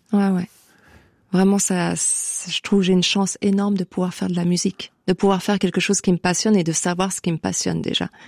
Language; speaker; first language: French; native; French